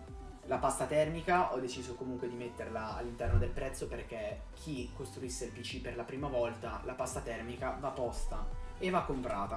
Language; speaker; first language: Italian; native; Italian